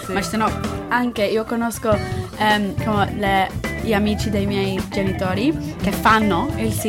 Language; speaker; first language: Italian; non-native, learner; English